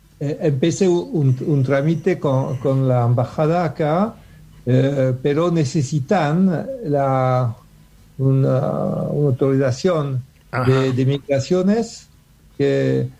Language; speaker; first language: Spanish; non-native, learner; French